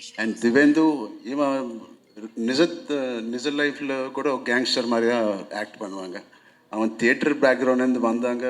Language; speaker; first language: Tamil; non-native, local second language; Telugu